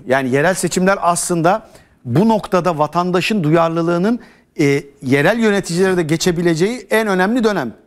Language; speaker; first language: Turkish; native; Turkish